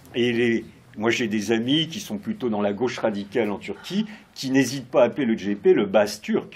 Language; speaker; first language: French; native; French